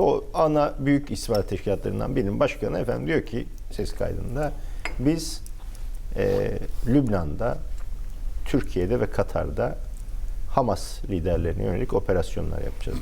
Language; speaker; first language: Turkish; native; Turkish